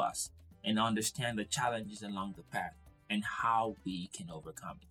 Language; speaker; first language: English; non-native, local second language; Yoruba